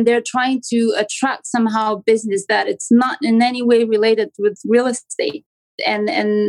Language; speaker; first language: English; non-native, fluent; Romanian